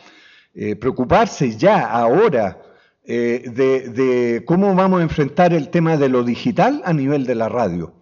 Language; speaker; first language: Spanish; native; Spanish